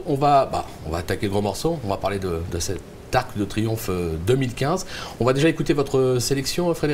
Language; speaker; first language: French; native; French